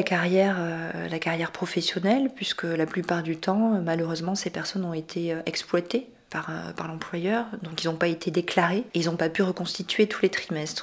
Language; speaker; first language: French; native; French